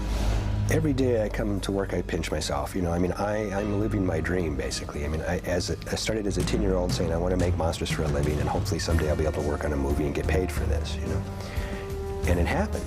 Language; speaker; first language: English; native; English